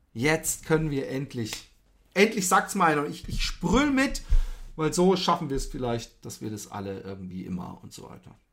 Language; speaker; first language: German; early bilingual, other home language; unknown